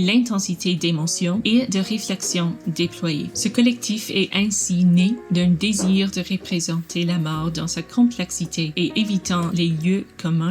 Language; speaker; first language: French; non-native, learner; English